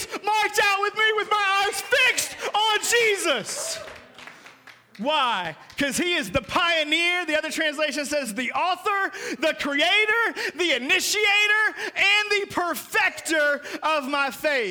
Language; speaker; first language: English; native; English